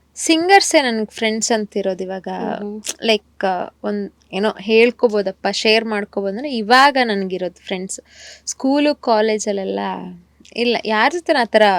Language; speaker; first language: Kannada; native; Kannada